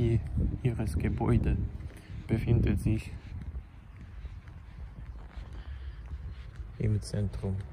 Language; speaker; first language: German; non-native, learner; Ukrainian